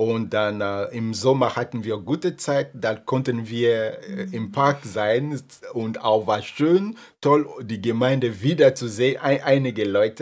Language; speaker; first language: German; non-native, fluent; Lingala